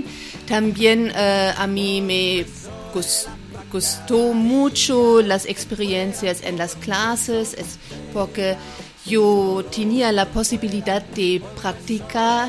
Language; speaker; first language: Spanish; non-native, fluent; German